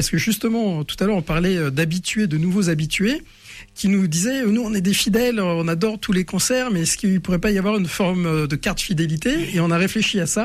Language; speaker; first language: French; native; French